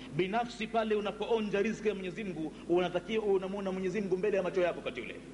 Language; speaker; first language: Swahili; native; Swahili